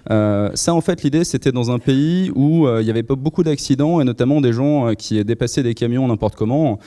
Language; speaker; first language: French; native; French